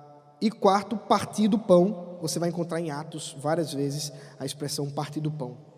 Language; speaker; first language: Portuguese; native; Portuguese